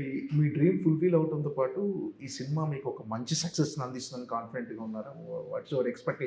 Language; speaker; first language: Telugu; native; Telugu